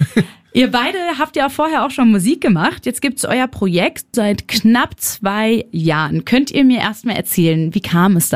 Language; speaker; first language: German; native; German